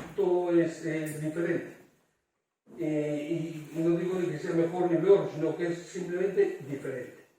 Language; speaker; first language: Spanish; native; Spanish